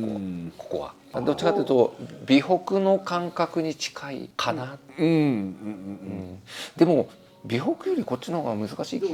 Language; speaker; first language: Japanese; native; Japanese